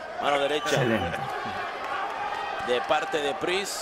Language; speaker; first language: Spanish; native; Spanish